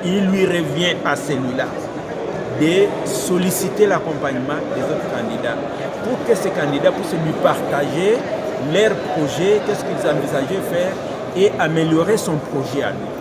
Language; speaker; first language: French; non-native, local second language; Swahili